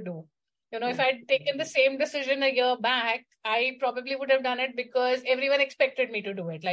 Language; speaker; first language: English; non-native, local second language; Hindi